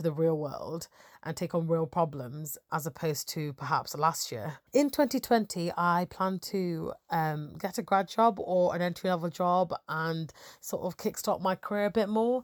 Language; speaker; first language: English; native; English